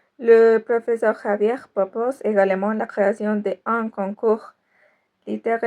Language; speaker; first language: French; non-native, fluent; Spanish